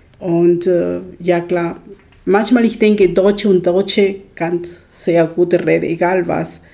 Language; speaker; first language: German; non-native, learner; Spanish